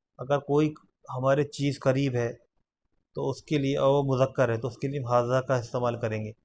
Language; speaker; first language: Urdu; native; Urdu